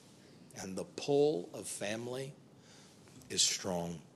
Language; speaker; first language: English; native; English